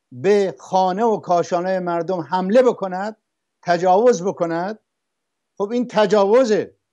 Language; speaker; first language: Persian; non-native, local second language; Arabic